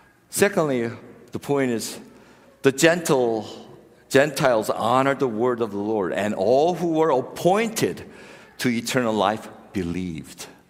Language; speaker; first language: English; non-native, fluent; Korean